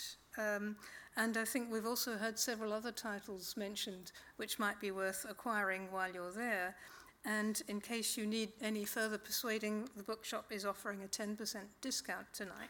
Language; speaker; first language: English; native; English